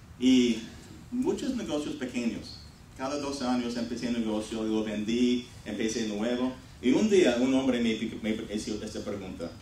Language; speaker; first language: Spanish; non-native, fluent; English